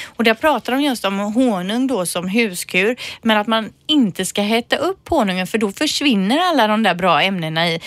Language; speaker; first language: Swedish; native; Swedish